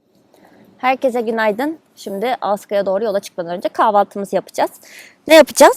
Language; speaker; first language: Turkish; native; Turkish